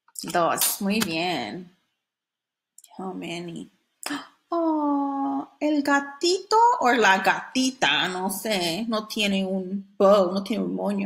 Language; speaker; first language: Spanish; non-native, fluent; English